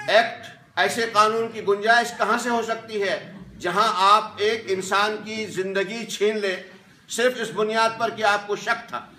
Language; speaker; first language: Hindi; non-native, local second language; Kashmiri